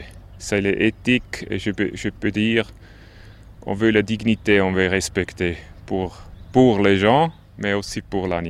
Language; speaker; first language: French; non-native, local second language; German